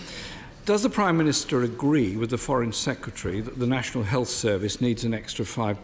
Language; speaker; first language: English; native; English